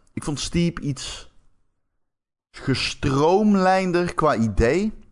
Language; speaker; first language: Dutch; native; Dutch